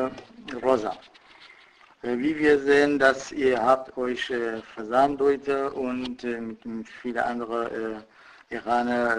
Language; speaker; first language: German; non-native, fluent; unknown